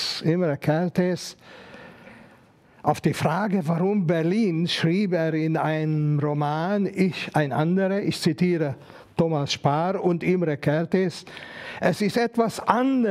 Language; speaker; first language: German; non-native, fluent; Hungarian